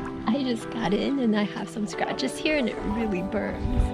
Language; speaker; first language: English; native; English